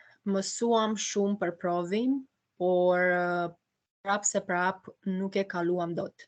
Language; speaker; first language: Albanian; non-native, learner; Romanian